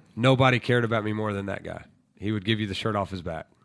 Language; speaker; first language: English; native; English